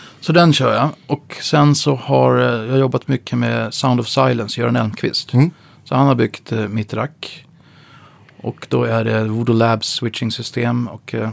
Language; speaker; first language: Swedish; native; Swedish